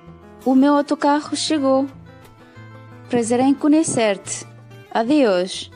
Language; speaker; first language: Portuguese; non-native, fluent; Nepali